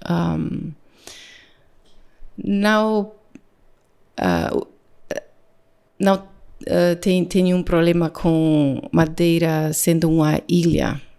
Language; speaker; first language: Portuguese; non-native, learner; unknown